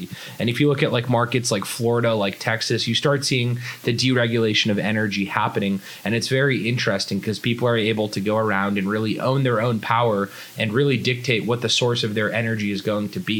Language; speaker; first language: English; native; English